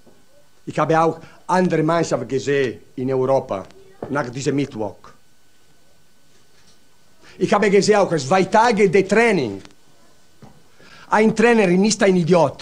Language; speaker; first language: German; non-native, learner; Italian